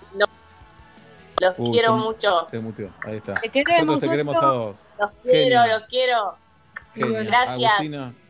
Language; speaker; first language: Spanish; native; Spanish